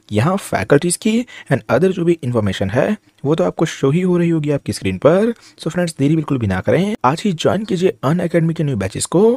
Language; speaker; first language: Hindi; non-native, local second language; Gujarati